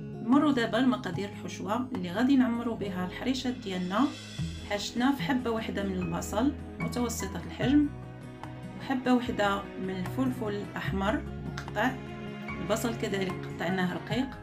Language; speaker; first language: Arabic; native; Arabic